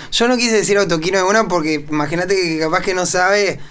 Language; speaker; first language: Spanish; native; Spanish